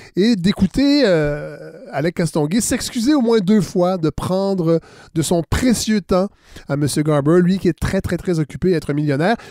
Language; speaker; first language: French; native; French